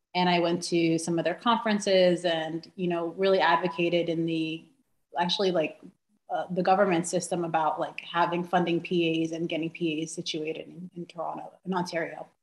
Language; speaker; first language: English; native; English